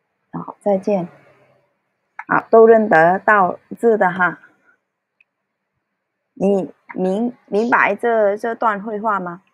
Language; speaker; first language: Chinese; early bilingual, heritage; Cantonese